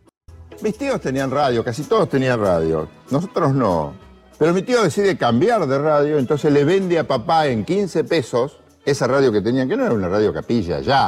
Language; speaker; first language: Spanish; native; Spanish